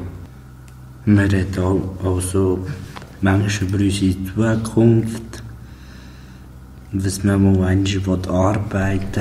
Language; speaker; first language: German; early bilingual, other home language; Albanian